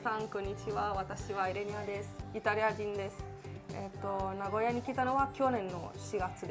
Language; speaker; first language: Japanese; non-native, fluent; Italian